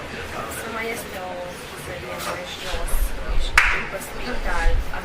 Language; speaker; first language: Romanian; non-native, local second language; Hungarian